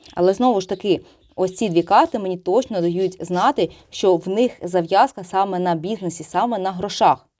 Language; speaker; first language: Ukrainian; non-native, local second language; Russian